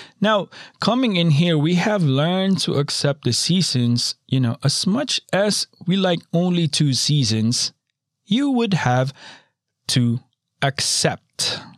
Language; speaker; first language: English; non-native, local second language; Filipino